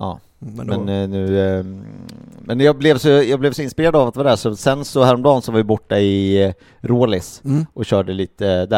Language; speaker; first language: Swedish; native; Swedish